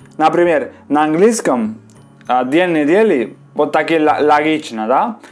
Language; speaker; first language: Russian; non-native, learner; Spanish